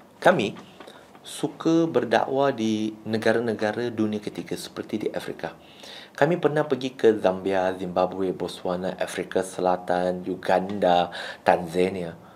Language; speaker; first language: Malay; non-native, local second language; Chinese